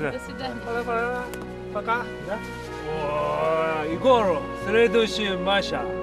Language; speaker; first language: Russian; non-native, learner; Korean